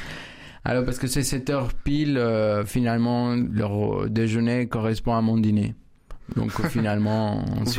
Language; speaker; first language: French; non-native, fluent; Spanish